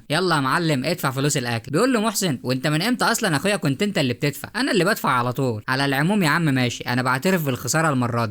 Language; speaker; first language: Arabic; native; Arabic